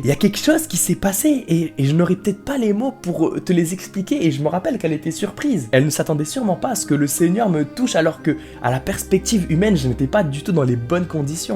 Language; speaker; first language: French; native; French